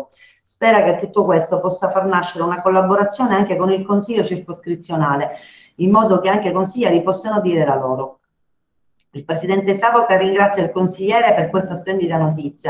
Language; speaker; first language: Italian; native; Italian